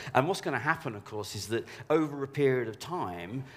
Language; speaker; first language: English; native; English